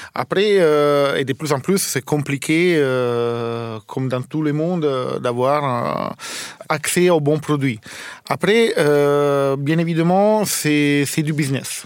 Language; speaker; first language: French; non-native, fluent; Italian